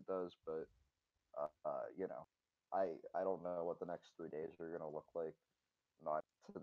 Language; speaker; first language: English; native; English